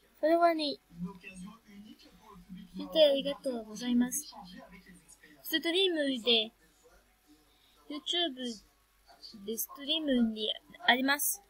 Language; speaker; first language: Japanese; non-native, learner; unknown